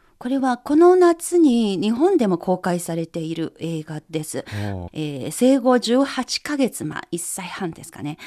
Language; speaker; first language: Japanese; non-native, fluent; Chinese